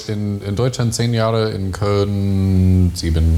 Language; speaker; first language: German; non-native, learner; English